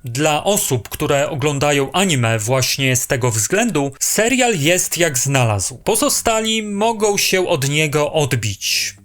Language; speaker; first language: Polish; native; Polish